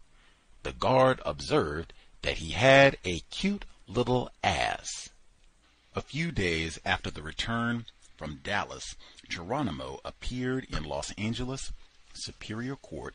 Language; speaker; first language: English; native; English